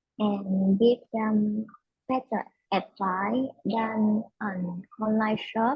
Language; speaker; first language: English; non-native, learner; Vietnamese